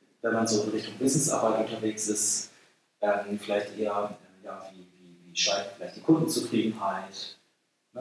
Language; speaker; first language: German; native; German